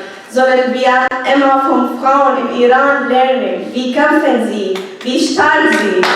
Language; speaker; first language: German; non-native, learner; Arabic